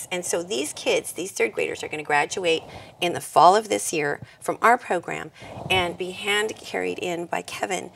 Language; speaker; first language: English; native; English